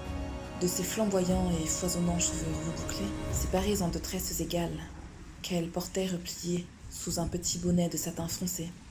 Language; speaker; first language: French; native; French